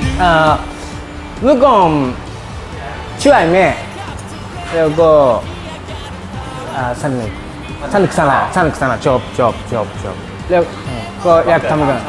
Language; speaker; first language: Thai; non-native, learner; Japanese